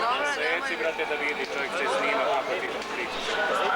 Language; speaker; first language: Bosnian; native; Bosnian